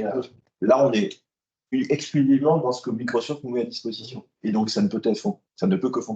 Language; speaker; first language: French; native; French